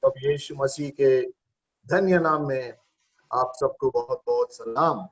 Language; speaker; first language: Hindi; non-native, local second language; Marathi